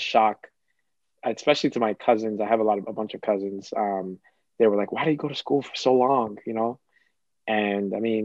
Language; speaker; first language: English; early bilingual, other home language; Kabuverdianu